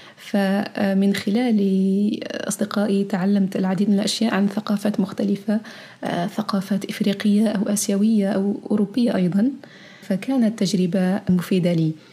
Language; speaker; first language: Arabic; early bilingual, heritage; Arabic